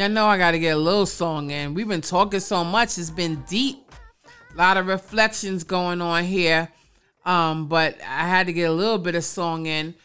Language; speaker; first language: English; native; English